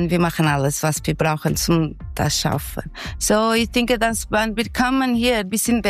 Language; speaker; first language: German; non-native, learner; Portuguese